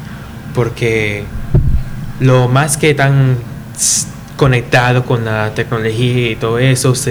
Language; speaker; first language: Spanish; early bilingual, heritage; English